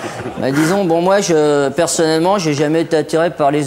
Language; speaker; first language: French; native; French